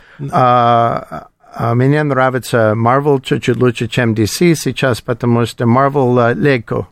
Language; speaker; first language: Russian; non-native, learner; English